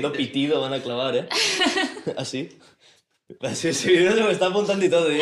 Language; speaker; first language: Spanish; non-native, local second language; Catalan